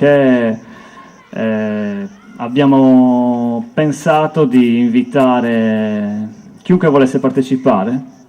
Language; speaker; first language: Italian; native; Italian